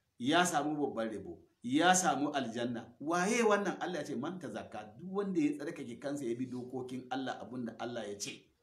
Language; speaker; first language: Hausa; non-native, local second language; Fula